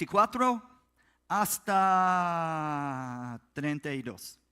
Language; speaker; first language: Spanish; non-native, learner; English